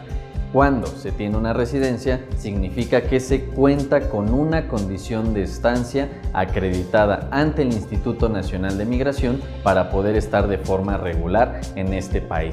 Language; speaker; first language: Spanish; native; Spanish